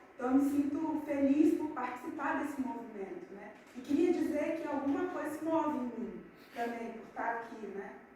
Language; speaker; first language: Portuguese; native; Portuguese